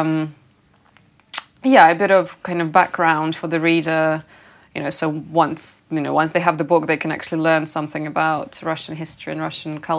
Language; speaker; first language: English; non-native, fluent; Russian